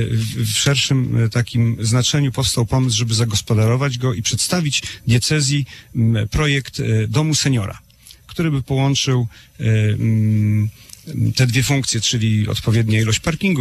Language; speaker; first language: Polish; native; Polish